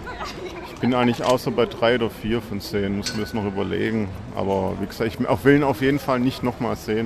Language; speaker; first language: German; native; German